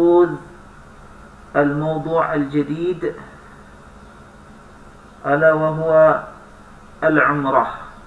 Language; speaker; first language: Arabic; non-native, fluent; Indonesian